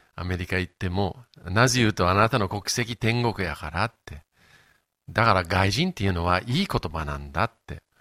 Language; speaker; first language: Japanese; non-native, fluent; English